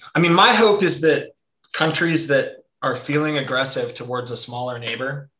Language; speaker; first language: English; native; English